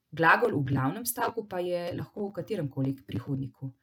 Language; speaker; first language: Slovenian; native; Slovenian